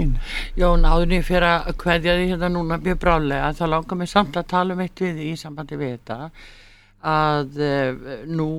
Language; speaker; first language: Icelandic; native; Icelandic